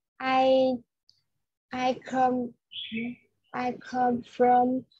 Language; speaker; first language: English; non-native, learner; Vietnamese